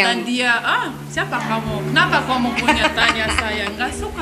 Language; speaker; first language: Indonesian; non-native, learner; Lithuanian